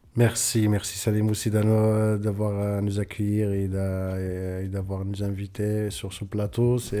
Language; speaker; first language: French; non-native, local second language; Tachelhit